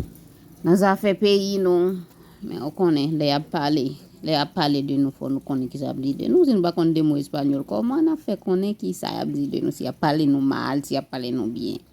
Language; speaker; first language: French; non-native, local second language; Haitian Creole